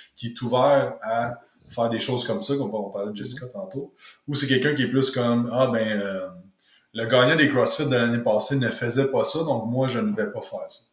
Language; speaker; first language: French; native; French